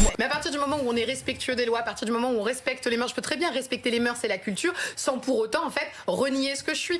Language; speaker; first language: French; native; French